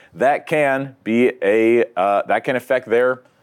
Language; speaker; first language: English; native; English